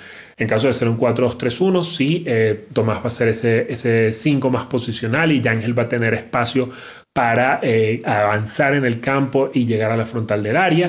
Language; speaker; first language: Spanish; native; Spanish